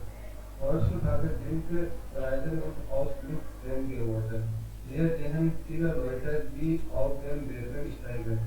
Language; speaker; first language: German; non-native, learner; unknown